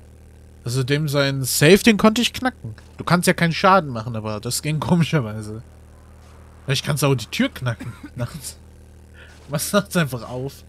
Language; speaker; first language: German; native; German